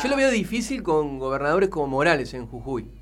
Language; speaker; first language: Spanish; native; Spanish